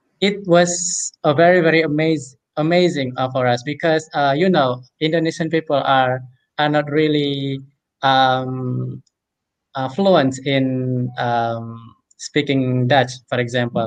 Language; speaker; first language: English; non-native, fluent; Indonesian